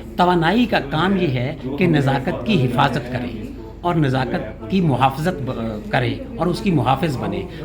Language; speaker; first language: Urdu; native; Urdu